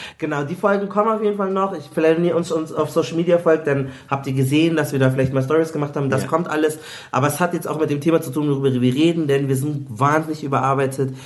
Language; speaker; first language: German; early bilingual, other home language; Igbo